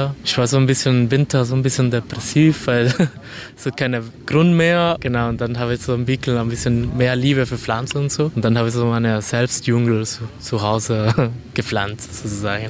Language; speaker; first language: German; non-native, fluent; Spanish